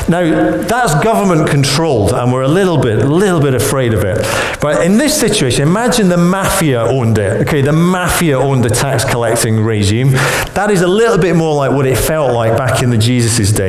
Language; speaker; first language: English; native; English